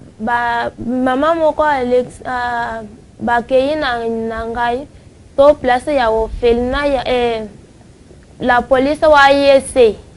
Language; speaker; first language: Lingala; non-native, local second language; Luba-Lulua